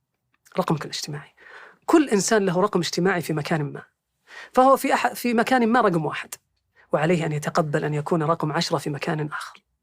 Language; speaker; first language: Arabic; native; Arabic